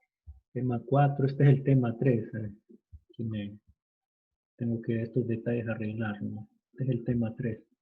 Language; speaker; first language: Spanish; native; Spanish